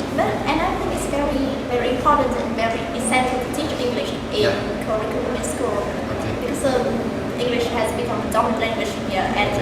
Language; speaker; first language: English; non-native, fluent; Vietnamese